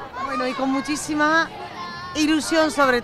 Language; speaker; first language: Spanish; native; Spanish